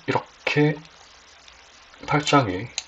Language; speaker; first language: Korean; native; Korean